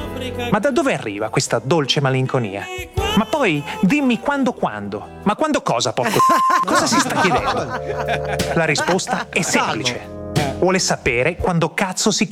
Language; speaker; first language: Italian; native; Italian